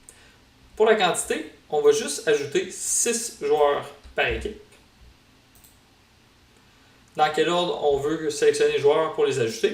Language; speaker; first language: French; native; French